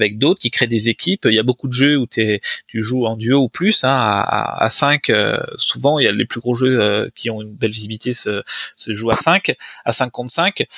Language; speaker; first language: French; native; French